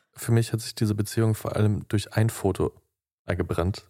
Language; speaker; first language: German; native; German